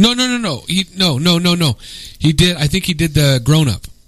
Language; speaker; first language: English; native; English